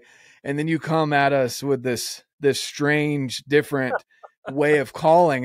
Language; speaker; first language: English; native; English